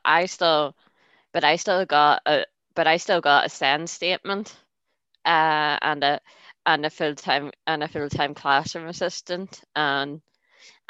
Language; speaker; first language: English; native; English